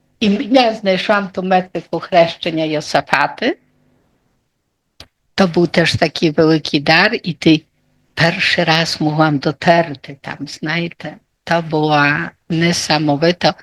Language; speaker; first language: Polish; non-native, local second language; Ukrainian